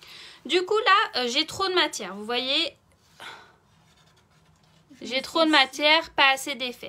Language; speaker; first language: French; native; French